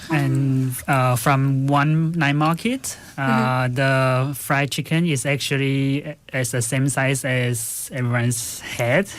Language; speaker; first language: English; non-native, fluent; Chinese